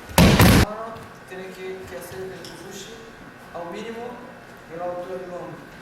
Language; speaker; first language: Spanish; non-native, learner; Portuguese